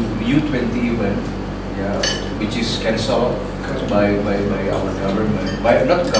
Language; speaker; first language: English; non-native, learner; Indonesian